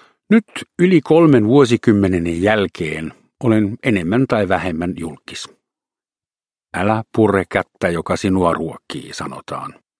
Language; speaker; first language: Finnish; non-native, fluent; German